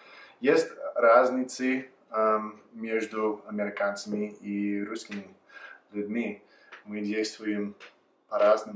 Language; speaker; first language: Russian; non-native, fluent; English